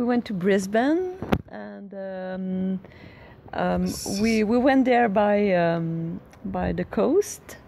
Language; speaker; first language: English; non-native, local second language; French